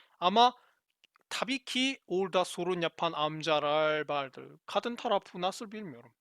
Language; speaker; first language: Turkish; non-native, learner; Korean